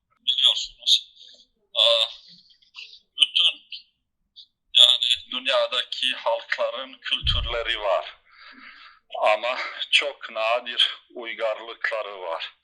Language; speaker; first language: Turkish; non-native, fluent; Bosnian